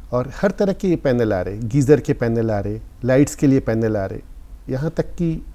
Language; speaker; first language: Hindi; native; Hindi